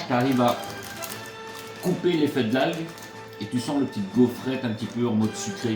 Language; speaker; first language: French; native; French